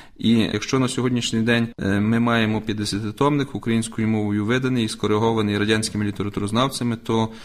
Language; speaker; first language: Ukrainian; native; Ukrainian